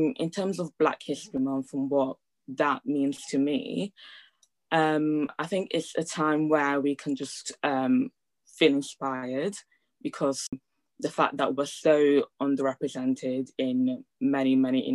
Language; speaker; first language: English; early bilingual, other home language; Italian